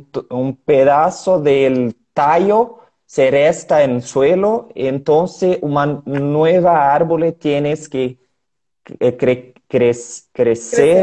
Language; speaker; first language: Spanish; non-native, learner; Portuguese